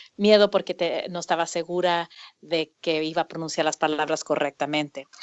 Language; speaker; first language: Spanish; early bilingual, heritage; Spanish